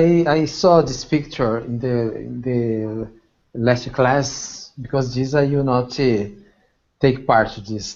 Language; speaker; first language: English; non-native, learner; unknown